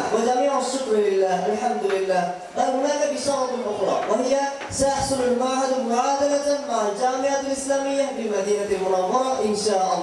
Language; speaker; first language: Arabic; non-native, learner; Bangla